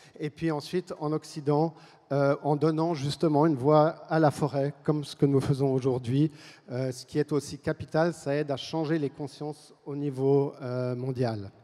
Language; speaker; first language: French; native; French